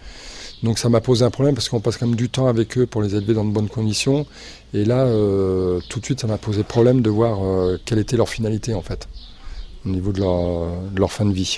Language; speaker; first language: French; native; French